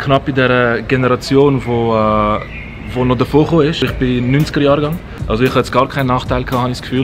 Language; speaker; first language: German; early bilingual, other home language; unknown